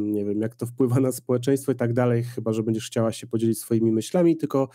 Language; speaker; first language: Polish; native; Polish